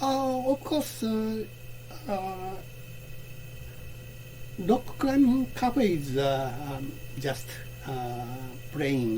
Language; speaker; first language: English; non-native, learner; Japanese